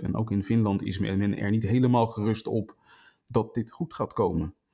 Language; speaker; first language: Dutch; native; Dutch